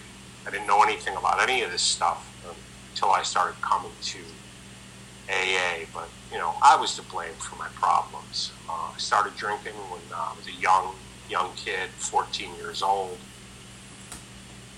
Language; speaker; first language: English; native; English